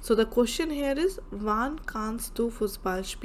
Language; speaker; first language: German; non-native, learner; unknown